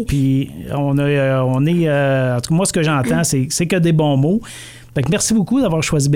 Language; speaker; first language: French; native; French